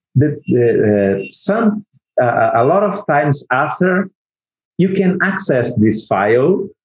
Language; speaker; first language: English; non-native, learner; Portuguese